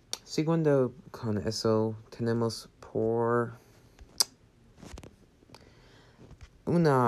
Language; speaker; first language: Spanish; non-native, learner; English